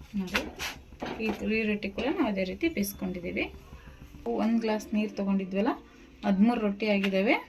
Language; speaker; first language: Kannada; native; Kannada